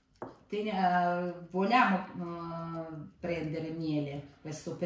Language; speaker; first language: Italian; non-native, learner; Ukrainian